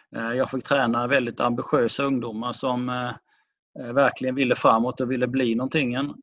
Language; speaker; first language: Swedish; native; Swedish